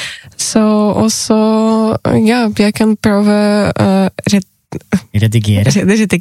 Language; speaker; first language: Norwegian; non-native, learner; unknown